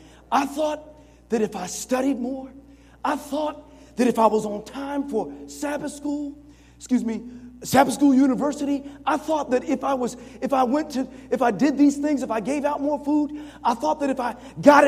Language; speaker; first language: English; native; English